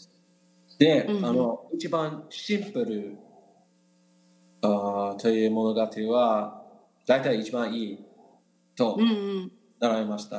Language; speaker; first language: Japanese; non-native, learner; English